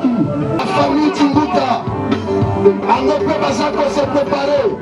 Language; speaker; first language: French; non-native, local second language; Lingala